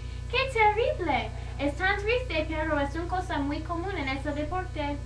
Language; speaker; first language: Spanish; non-native, learner; English